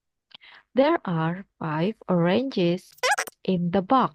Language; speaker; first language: English; non-native, fluent; Indonesian